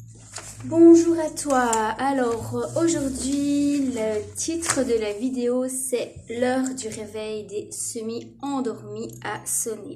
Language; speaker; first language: French; native; French